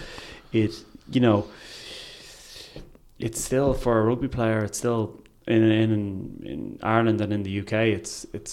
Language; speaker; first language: English; native; English